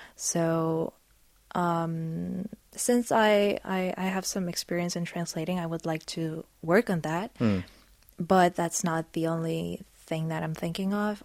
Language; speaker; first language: English; non-native, fluent; Polish